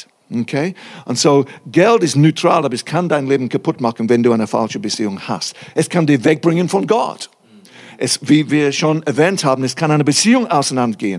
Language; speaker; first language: German; non-native, fluent; English